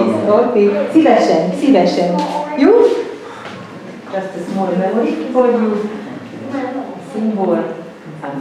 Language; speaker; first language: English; non-native, fluent; Hungarian